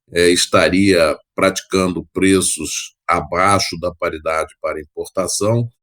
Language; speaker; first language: Portuguese; native; Portuguese